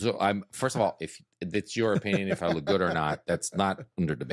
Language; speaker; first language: English; non-native, fluent; Portuguese